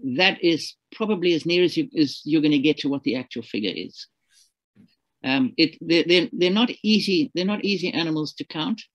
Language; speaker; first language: English; native; English